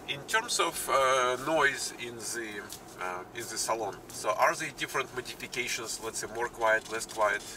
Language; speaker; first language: English; non-native, fluent; Russian